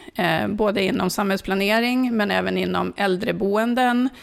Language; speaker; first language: Swedish; early bilingual, other home language; Finnish